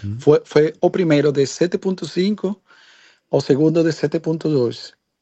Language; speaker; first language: Portuguese; non-native, learner; Spanish